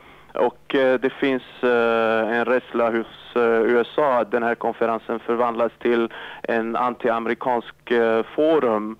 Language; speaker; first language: Swedish; non-native, fluent; Arabic